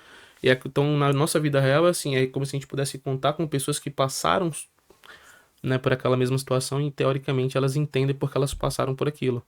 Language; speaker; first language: Portuguese; native; Portuguese